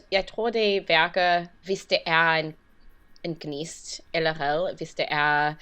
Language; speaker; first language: Danish; non-native, learner; English